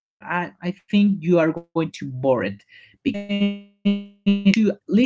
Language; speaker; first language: English; non-native, learner; Spanish